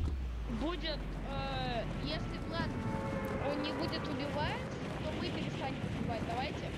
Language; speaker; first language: Russian; native; Russian